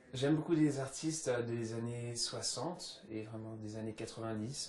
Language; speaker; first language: French; early bilingual, other home language; English